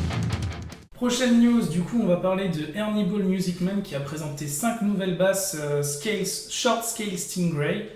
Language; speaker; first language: French; native; French